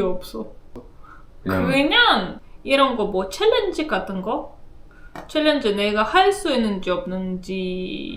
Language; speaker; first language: Korean; non-native, fluent; Russian